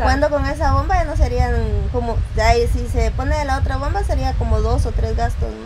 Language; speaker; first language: Spanish; native; Spanish